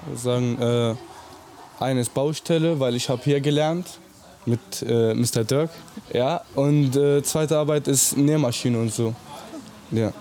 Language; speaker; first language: German; early bilingual, other home language; Arabic